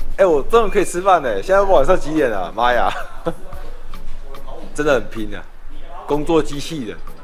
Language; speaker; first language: Chinese; native; Chinese